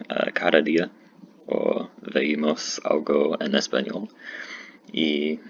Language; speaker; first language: Spanish; non-native, learner; English